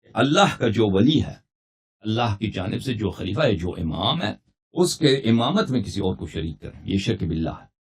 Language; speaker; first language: Urdu; non-native, fluent; Persian